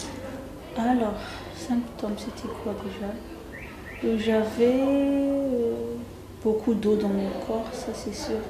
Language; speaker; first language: French; non-native, local second language; Malagasy